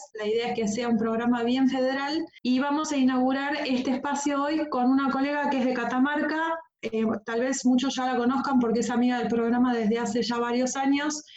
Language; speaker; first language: Spanish; native; Spanish